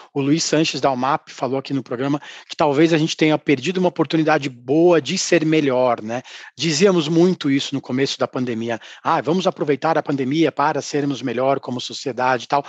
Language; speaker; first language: Portuguese; native; Portuguese